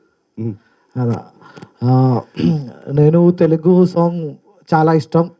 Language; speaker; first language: Telugu; non-native, learner; Malayalam